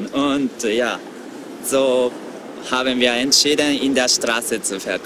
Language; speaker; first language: German; non-native, fluent; Japanese